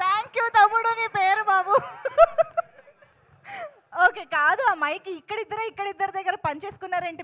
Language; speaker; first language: Telugu; native; Telugu